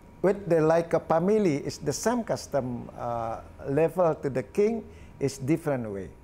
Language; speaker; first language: English; non-native, learner; Balinese